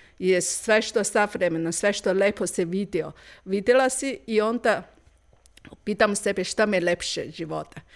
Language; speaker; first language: Croatian; non-native, learner; Chinese